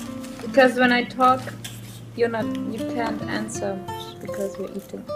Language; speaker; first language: English; non-native, learner; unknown